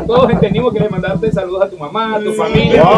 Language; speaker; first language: Spanish; native; Spanish